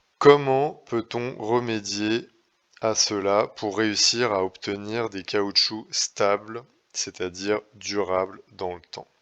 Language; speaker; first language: French; native; French